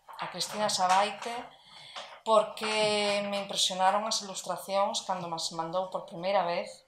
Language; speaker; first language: Galician; native; Galician